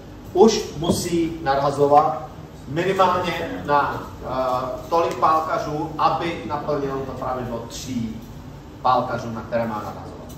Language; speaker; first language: Czech; native; Czech